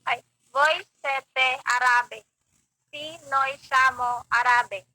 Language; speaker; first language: Italian; non-native, learner; Filipino